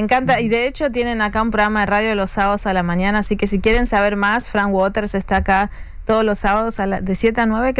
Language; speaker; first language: Spanish; native; Spanish